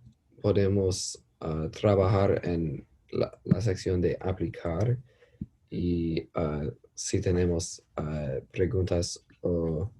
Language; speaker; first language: Spanish; non-native, learner; English